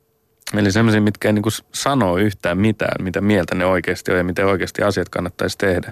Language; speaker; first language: Finnish; native; Finnish